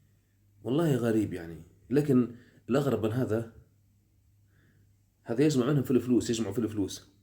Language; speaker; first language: Arabic; native; Arabic